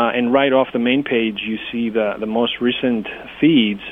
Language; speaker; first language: English; non-native, fluent; Greek